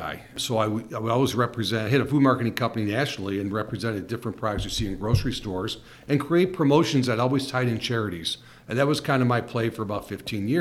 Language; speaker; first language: English; native; English